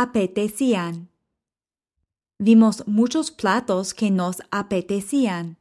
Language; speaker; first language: Spanish; non-native, fluent; English